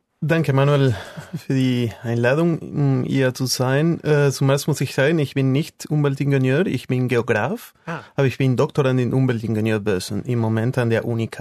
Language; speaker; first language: German; non-native, fluent; Spanish